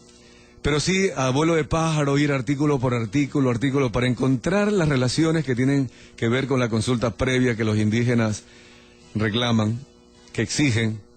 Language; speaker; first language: Spanish; native; Spanish